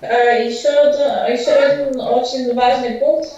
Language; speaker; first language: Russian; non-native, fluent; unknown